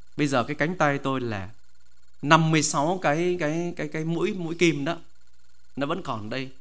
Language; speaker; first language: Vietnamese; native; Vietnamese